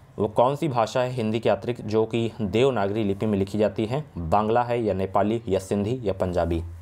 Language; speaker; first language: Hindi; native; Hindi